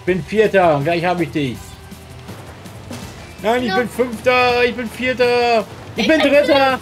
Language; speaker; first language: German; native; German